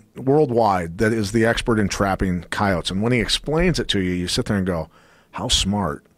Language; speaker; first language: English; native; English